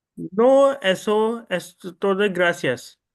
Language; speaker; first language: Spanish; non-native, learner; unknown